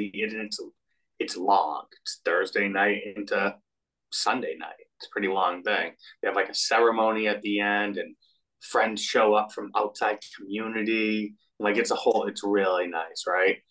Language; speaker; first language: English; native; English